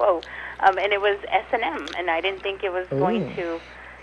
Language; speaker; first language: English; non-native, fluent; Spanish